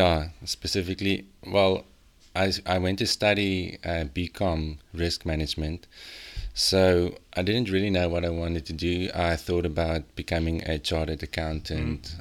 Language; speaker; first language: English; non-native, local second language; Afrikaans